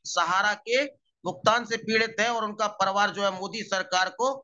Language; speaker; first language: Hindi; native; Hindi